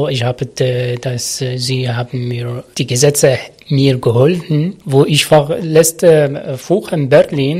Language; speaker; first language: German; non-native, learner; Arabic